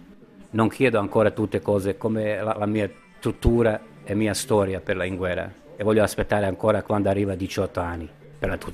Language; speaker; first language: Italian; non-native, learner; Bosnian